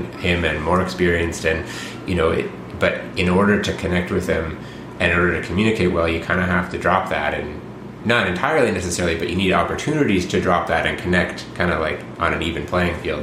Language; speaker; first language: English; native; English